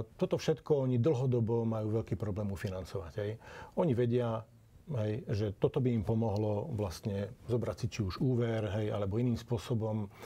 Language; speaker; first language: Slovak; native; Slovak